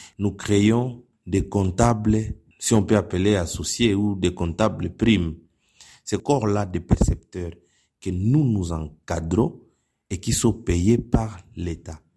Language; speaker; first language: French; non-native, local second language; Nande